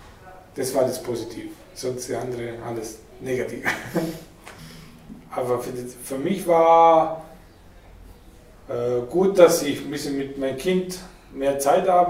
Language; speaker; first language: German; non-native, learner; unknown